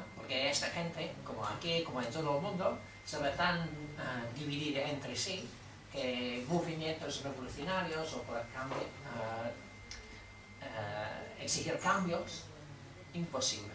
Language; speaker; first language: Spanish; non-native, fluent; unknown